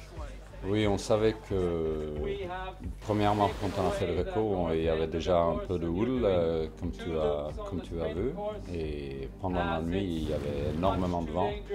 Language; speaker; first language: French; non-native, fluent; Swedish